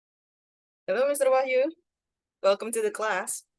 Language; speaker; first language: English; non-native, fluent; Indonesian